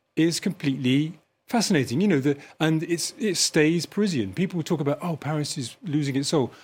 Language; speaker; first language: English; native; English